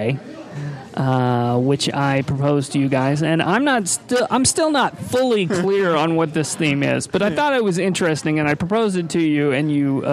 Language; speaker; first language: English; native; English